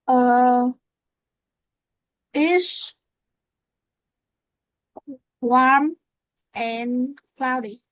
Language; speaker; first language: English; non-native, learner; Vietnamese